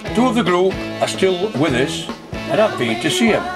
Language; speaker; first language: English; native; English